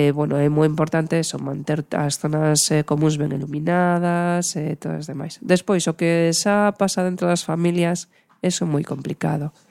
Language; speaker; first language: Galician; non-native, local second language; Spanish